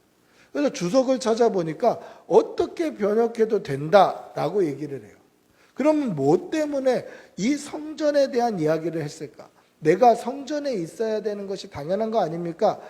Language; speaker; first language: Korean; native; Korean